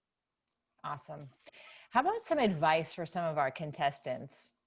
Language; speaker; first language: English; native; English